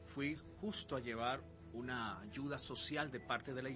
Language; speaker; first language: Portuguese; non-native, learner; Spanish